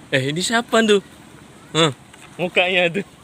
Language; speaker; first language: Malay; non-native, local second language; Javanese